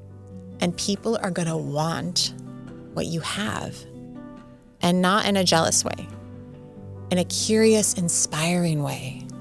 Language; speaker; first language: English; native; English